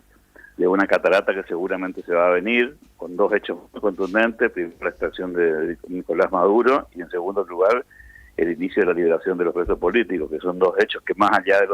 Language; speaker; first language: Spanish; native; Spanish